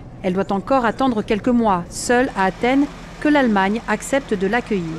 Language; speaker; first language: French; native; French